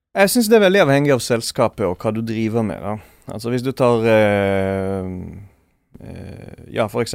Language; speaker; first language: Norwegian; non-native, fluent; Hebrew